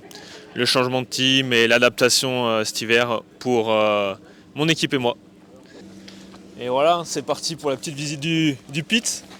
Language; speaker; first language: French; native; French